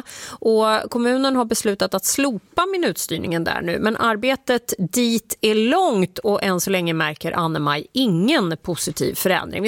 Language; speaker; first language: Swedish; native; Swedish